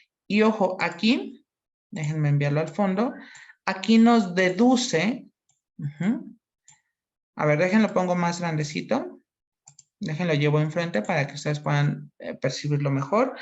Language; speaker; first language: Spanish; native; Spanish